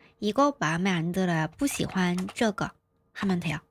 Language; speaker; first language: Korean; non-native, fluent; Chinese